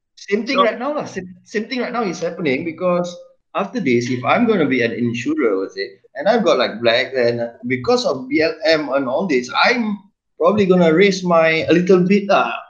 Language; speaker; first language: English; non-native, local second language; Malay